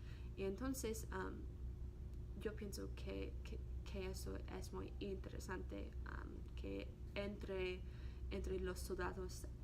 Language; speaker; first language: Spanish; non-native, learner; English